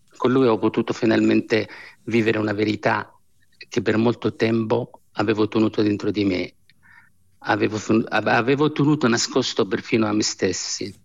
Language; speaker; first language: Italian; non-native, fluent; Arabic